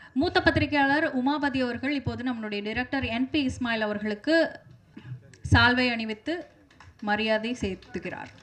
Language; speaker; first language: Tamil; native; Tamil